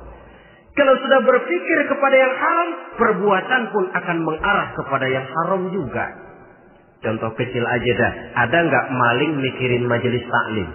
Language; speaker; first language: Indonesian; native; Indonesian